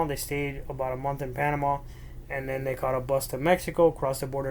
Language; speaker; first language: English; early bilingual, other home language; Spanish